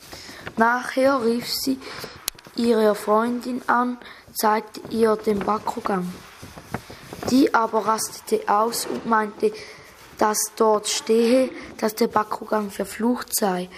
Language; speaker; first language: German; native; German